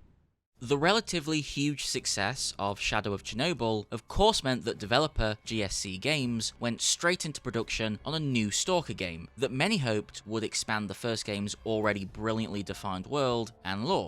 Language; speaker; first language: English; native; English